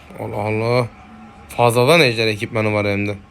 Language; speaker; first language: Turkish; native; Turkish